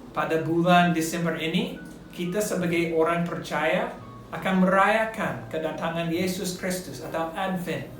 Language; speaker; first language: Indonesian; non-native, fluent; English